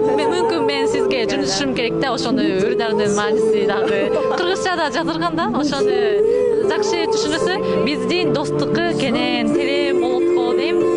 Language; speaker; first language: Kyrgyz; non-native, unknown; Japanese